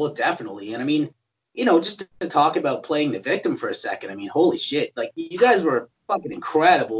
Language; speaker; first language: English; native; English